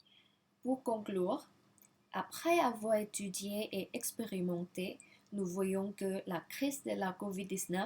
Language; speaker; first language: French; non-native, learner; Thai